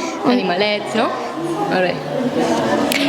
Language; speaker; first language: Catalan; native; Catalan